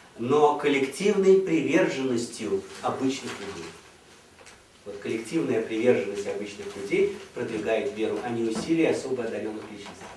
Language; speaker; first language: Russian; native; Russian